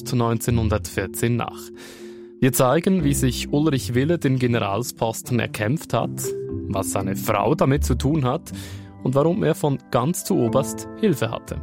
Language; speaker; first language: German; native; German